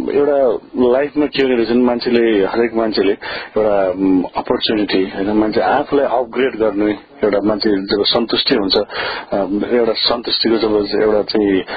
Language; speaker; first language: Nepali; native; Nepali